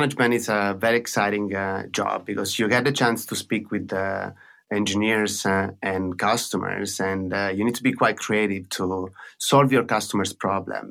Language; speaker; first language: English; non-native, fluent; Italian